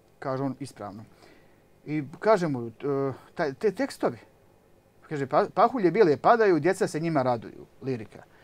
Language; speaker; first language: Bosnian; native; Bosnian